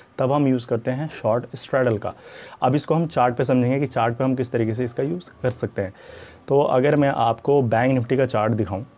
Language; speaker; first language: Hindi; native; Hindi